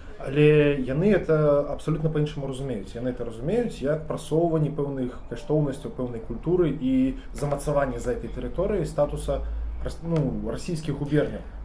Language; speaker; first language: Belarusian; non-native, local second language; Russian